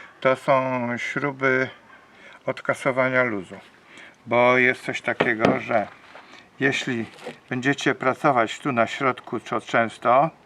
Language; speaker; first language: Polish; native; Polish